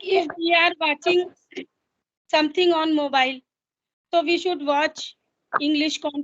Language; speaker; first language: English; non-native, local second language; Hindi